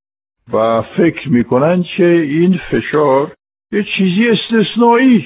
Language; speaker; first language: Persian; non-native, fluent; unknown